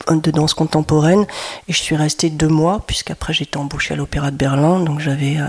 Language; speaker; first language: French; native; French